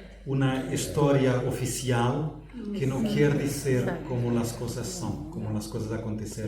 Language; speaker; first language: Spanish; non-native, fluent; Portuguese